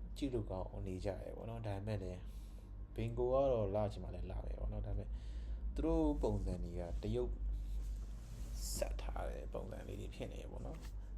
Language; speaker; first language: Burmese; non-native, local second language; Chinese